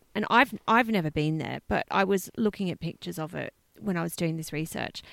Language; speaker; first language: English; native; English